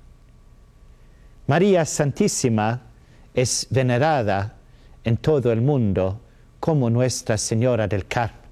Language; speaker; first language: Spanish; non-native, learner; Swedish